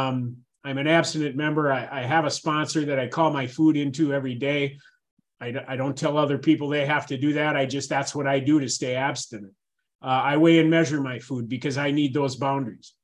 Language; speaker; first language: English; native; English